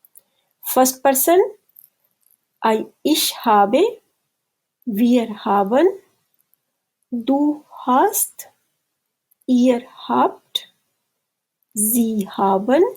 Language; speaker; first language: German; non-native, fluent; Urdu